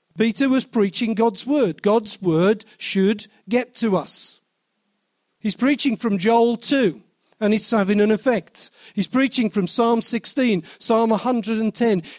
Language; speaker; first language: English; native; English